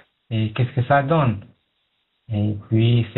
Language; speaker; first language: French; non-native, learner; Pashto